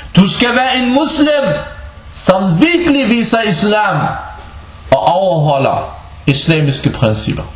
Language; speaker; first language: Danish; early bilingual, other home language; Bosnian